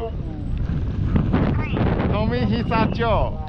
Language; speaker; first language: Japanese; native; Japanese